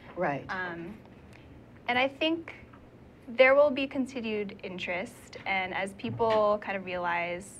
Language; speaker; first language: English; native; English